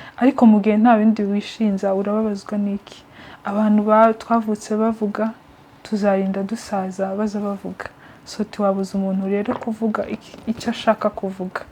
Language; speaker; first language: Kinyarwanda; native; Kinyarwanda